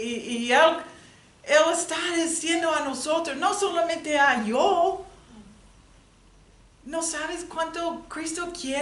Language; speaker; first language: Spanish; non-native, learner; English